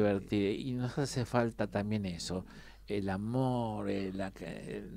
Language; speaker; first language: Spanish; native; Spanish